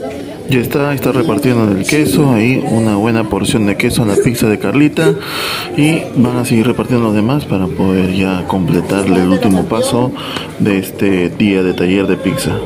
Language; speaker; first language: Spanish; native; Spanish